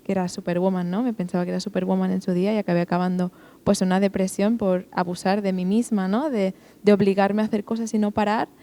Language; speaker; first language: Spanish; non-native, local second language; Catalan